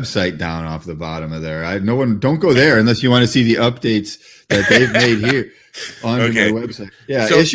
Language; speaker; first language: English; native; English